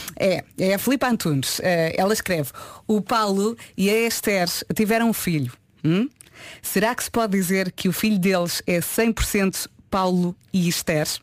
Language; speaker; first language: Portuguese; native; Portuguese